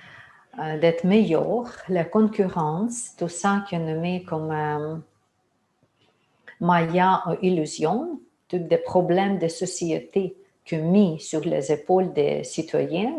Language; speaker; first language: French; non-native, fluent; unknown